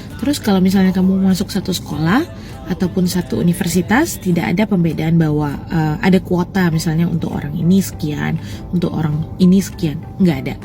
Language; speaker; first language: Indonesian; native; Indonesian